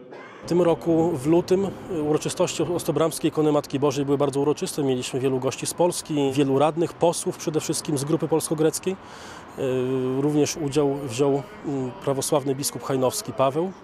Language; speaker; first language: Polish; native; Polish